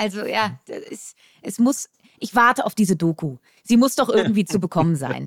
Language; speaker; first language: German; native; German